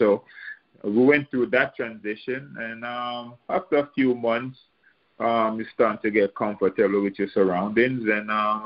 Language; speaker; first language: English; non-native, local second language; Jamaican Creole English